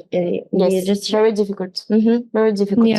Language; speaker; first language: English; non-native, learner; French